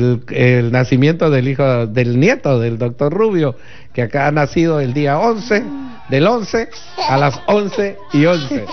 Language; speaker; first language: Spanish; native; Spanish